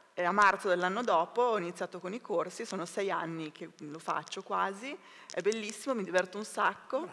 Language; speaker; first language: Italian; native; Italian